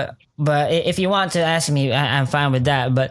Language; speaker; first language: English; non-native, local second language; Filipino